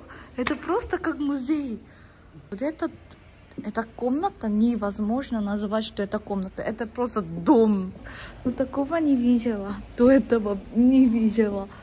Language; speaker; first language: Russian; non-native, learner; Korean